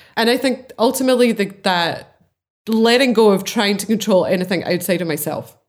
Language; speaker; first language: English; native; English